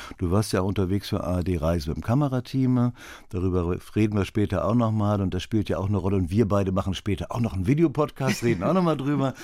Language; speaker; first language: German; native; German